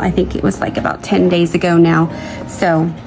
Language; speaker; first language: English; native; English